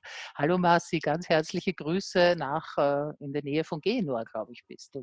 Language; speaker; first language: German; native; German